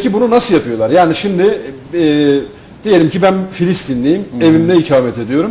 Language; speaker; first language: Turkish; native; Turkish